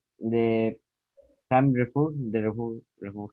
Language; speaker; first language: English; non-native, learner; Spanish